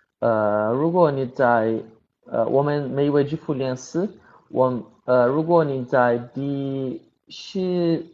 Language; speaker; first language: Chinese; non-native, learner; Portuguese